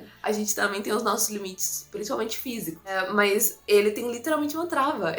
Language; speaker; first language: Portuguese; native; Portuguese